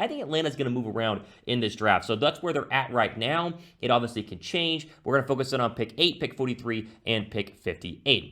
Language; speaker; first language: English; native; English